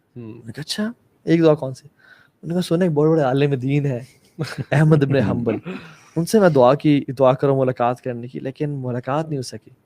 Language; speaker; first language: Urdu; native; Urdu